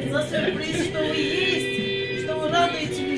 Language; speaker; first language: Russian; non-native, local second language; Turkmen